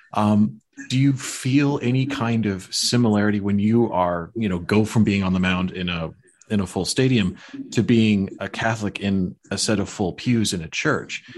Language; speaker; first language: English; native; English